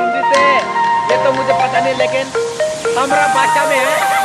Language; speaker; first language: Hindi; non-native, local second language; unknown